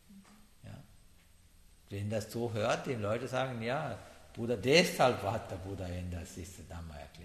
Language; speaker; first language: German; non-native, learner; Sinhala